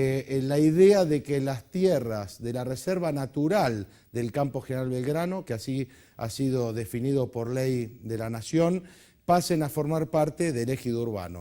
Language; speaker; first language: Spanish; native; Spanish